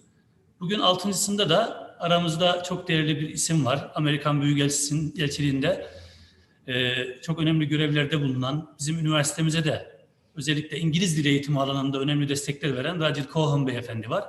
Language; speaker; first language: Turkish; native; Turkish